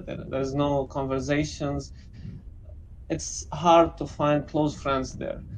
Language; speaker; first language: English; non-native, learner; Arabic